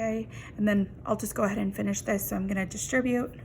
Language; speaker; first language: English; native; English